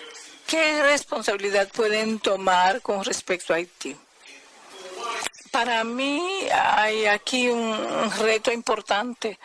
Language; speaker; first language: Spanish; non-native, fluent; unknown